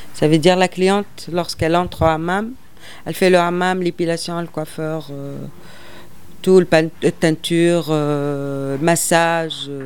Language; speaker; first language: French; non-native, local second language; Arabic